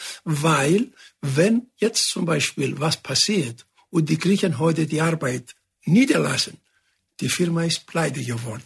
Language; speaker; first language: German; non-native, fluent; Greek